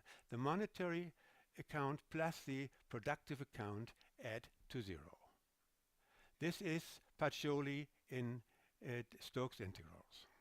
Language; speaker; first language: English; non-native, fluent; German